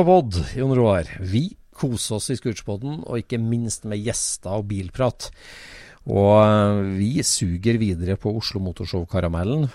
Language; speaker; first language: Norwegian; native; Norwegian